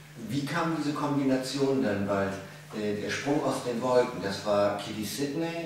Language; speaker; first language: German; native; German